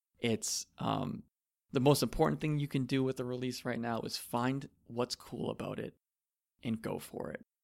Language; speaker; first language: English; native; English